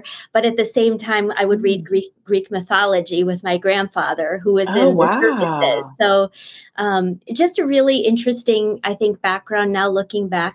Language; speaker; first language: English; early bilingual, other home language; Bangla